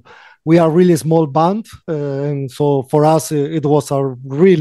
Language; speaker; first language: English; non-native, fluent; Spanish